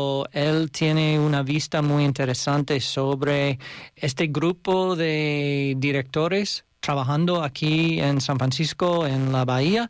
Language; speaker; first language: Spanish; non-native, learner; English